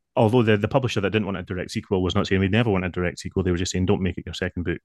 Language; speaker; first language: English; native; English